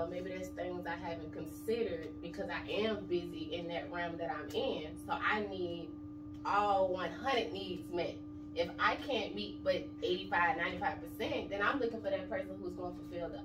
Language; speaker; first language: English; native; English